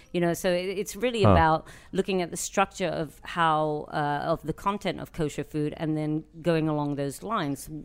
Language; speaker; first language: English; native; English